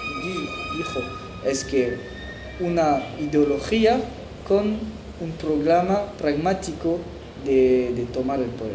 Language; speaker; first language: Spanish; non-native, fluent; French